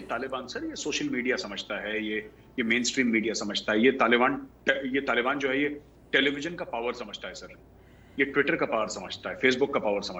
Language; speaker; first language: Hindi; native; Hindi